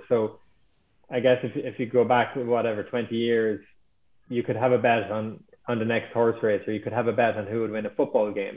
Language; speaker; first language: English; native; English